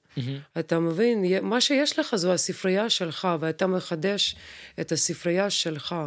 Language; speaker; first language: Hebrew; non-native, fluent; Russian